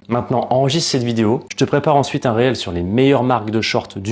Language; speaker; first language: French; native; French